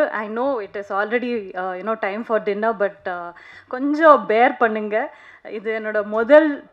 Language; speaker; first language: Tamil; non-native, fluent; Kannada